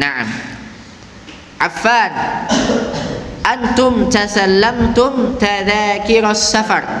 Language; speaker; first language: Arabic; non-native, fluent; Indonesian